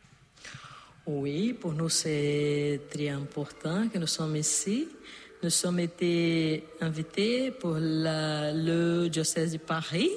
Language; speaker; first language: French; non-native, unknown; Portuguese